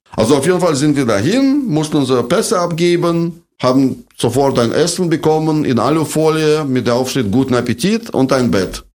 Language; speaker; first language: German; non-native, fluent; Russian